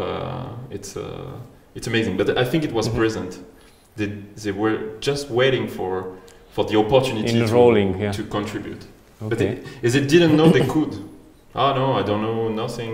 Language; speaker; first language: English; non-native, fluent; French